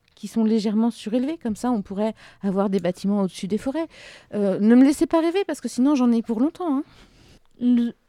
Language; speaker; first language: French; native; French